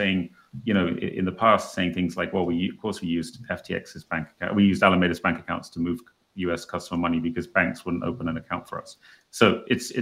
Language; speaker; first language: English; native; English